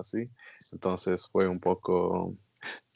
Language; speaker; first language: Spanish; non-native, learner; English